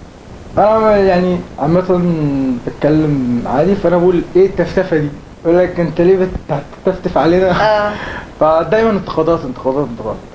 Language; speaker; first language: Arabic; native; Arabic